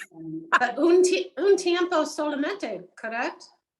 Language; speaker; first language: Spanish; non-native, learner; English